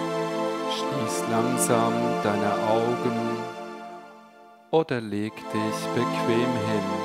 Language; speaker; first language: German; native; German